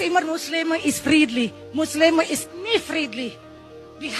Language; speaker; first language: German; non-native, learner; Indonesian